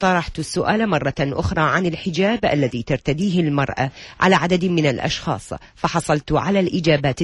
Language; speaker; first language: Arabic; native; Arabic